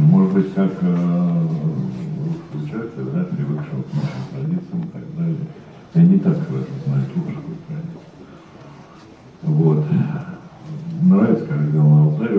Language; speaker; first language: Russian; native; Russian